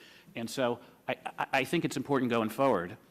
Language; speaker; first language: English; native; English